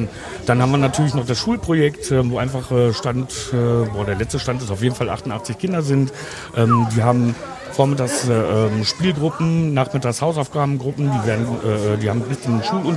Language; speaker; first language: German; native; German